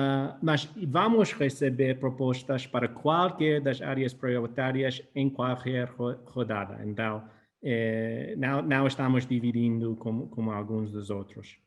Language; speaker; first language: Portuguese; non-native, fluent; English